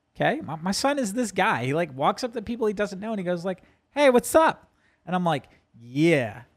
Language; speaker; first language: English; native; English